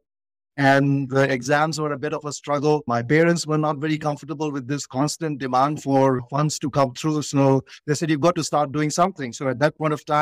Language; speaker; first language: English; non-native, local second language; Bangla